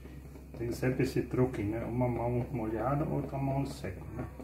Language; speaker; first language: Portuguese; non-native, fluent; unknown